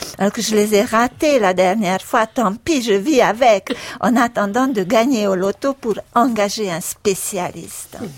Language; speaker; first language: French; non-native, fluent; Hungarian